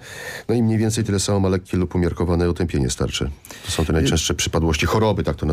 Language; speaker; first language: Polish; native; Polish